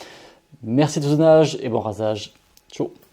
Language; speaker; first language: French; native; French